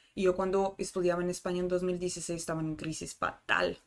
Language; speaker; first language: Spanish; non-native, fluent; Russian